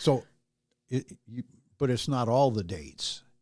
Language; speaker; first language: English; native; English